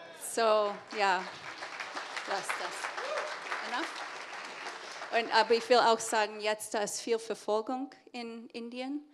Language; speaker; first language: German; early bilingual, heritage; English